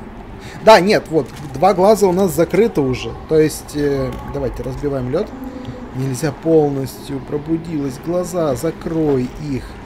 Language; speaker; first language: Russian; native; Russian